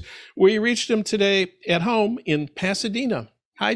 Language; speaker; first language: English; native; English